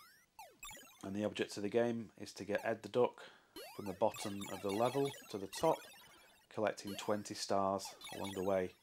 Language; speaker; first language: English; native; English